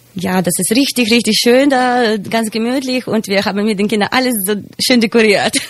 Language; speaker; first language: German; non-native, fluent; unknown